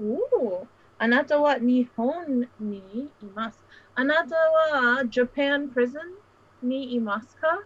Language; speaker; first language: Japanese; non-native, fluent; English